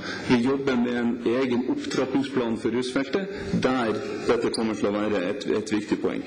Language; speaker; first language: Norwegian; native; Norwegian